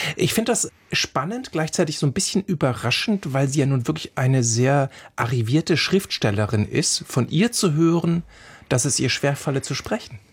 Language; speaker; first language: German; native; German